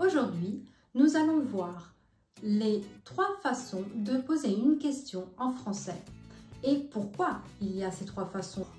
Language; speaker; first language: French; non-native, fluent; Italian